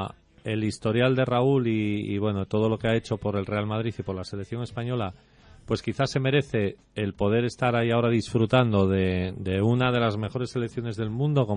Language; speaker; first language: Spanish; native; Spanish